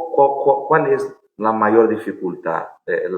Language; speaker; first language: Spanish; non-native, fluent; Portuguese